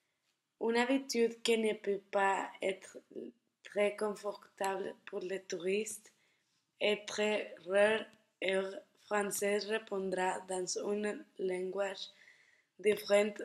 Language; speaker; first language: French; non-native, learner; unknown